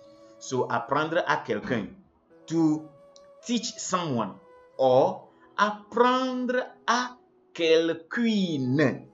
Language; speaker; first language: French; non-native, fluent; English